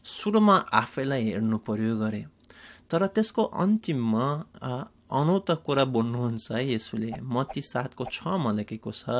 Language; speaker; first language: Nepali; non-native, fluent; English